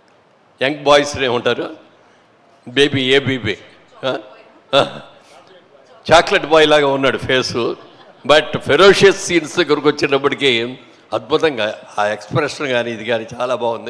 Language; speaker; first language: Telugu; native; Telugu